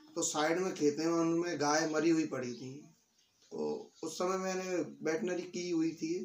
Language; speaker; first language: Hindi; native; Hindi